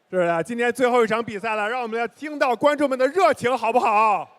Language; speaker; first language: Chinese; native; Chinese